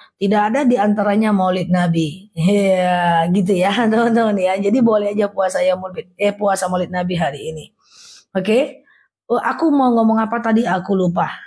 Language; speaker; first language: Indonesian; non-native, local second language; Minangkabau